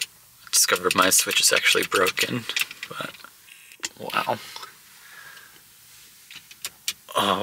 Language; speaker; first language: English; native; English